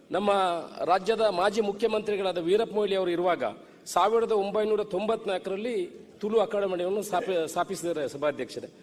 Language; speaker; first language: Kannada; non-native, local second language; Tulu